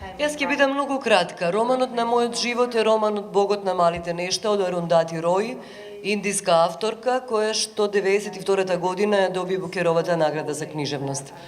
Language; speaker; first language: Macedonian; native; Macedonian